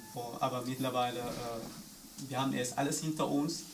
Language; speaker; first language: German; non-native, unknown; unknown